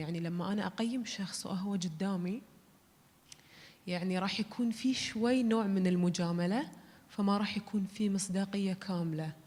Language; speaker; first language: Arabic; native; Arabic